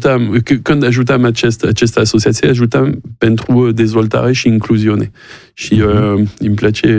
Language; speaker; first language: Romanian; non-native, learner; French